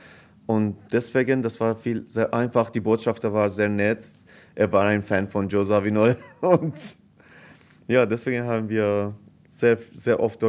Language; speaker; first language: German; non-native, fluent; Persian